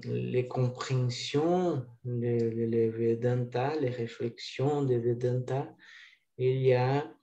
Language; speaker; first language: French; non-native, learner; Portuguese